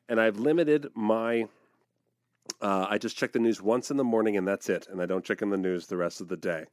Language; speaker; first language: English; native; English